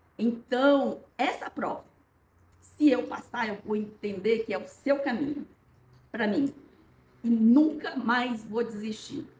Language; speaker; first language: Portuguese; early bilingual, other home language; Korean